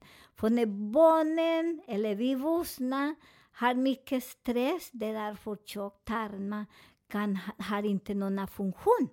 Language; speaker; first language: Swedish; non-native, learner; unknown